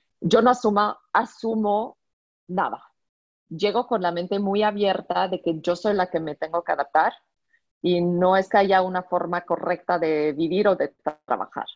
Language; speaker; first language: Spanish; non-native, fluent; French